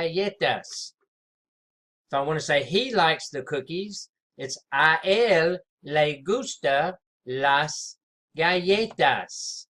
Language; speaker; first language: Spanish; non-native, fluent; English